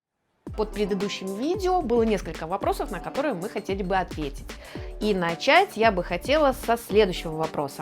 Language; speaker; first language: Russian; native; Russian